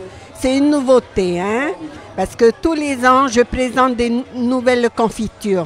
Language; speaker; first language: French; non-native, local second language; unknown